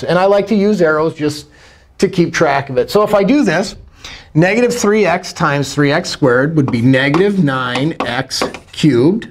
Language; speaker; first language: English; native; English